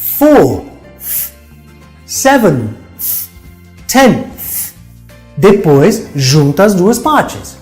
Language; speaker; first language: Portuguese; non-native, fluent; English